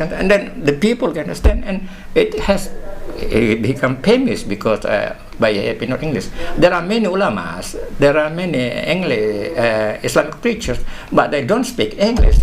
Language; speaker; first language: English; non-native, fluent; Indonesian